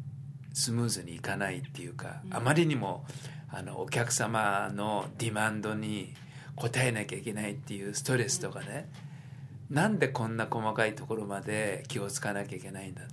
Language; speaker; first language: Japanese; native; Japanese